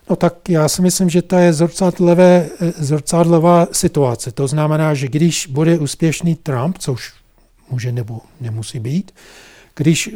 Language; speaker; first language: Czech; non-native, fluent; English